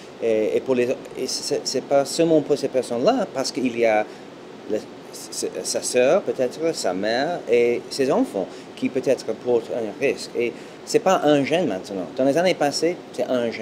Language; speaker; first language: French; non-native, fluent; English